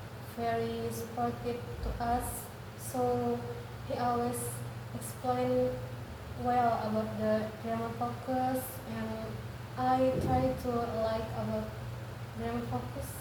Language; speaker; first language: English; non-native, learner; Indonesian